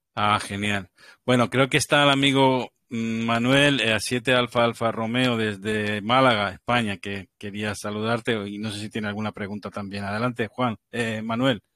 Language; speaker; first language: Spanish; native; Spanish